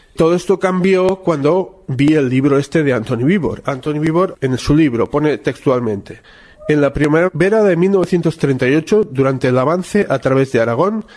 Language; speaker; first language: Spanish; native; Spanish